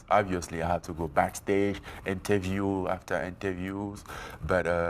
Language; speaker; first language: English; non-native, fluent; French